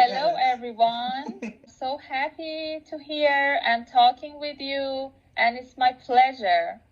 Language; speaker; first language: English; non-native, local second language; Persian